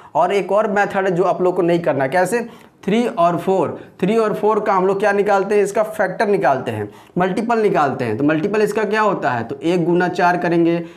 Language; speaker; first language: Hindi; native; Hindi